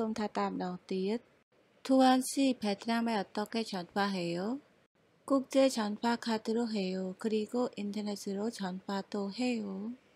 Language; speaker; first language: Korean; non-native, fluent; Khmer